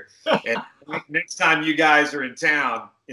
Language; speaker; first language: English; native; English